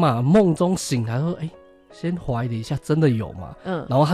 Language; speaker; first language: Chinese; native; Chinese